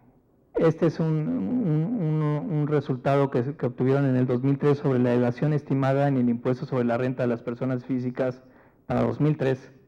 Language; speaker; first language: Spanish; native; Spanish